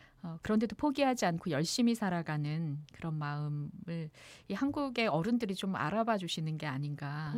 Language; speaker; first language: Korean; native; Korean